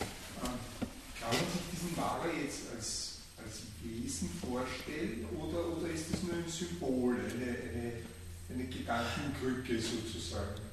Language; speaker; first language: German; native; German